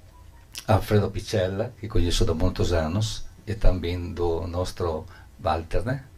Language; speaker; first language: Portuguese; non-native, learner; Italian